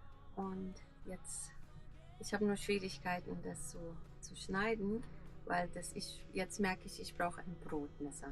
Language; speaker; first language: German; non-native, fluent; Arabic